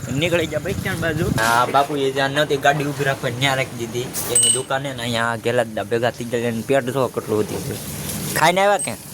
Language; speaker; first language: Gujarati; native; Gujarati